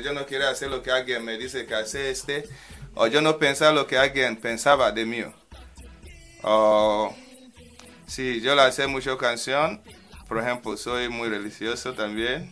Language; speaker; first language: Spanish; non-native, learner; English